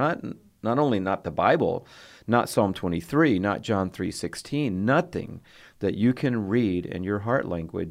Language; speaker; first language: English; native; English